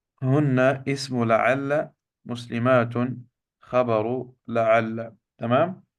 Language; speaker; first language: Arabic; non-native, fluent; Urdu